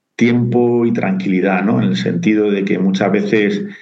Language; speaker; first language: Spanish; native; Spanish